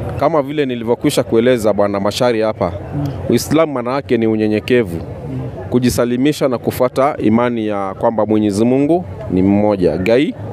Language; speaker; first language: Swahili; native; Swahili